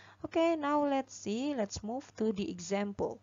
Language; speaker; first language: English; non-native, fluent; Indonesian